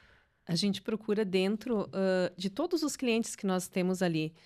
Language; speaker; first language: Portuguese; native; Portuguese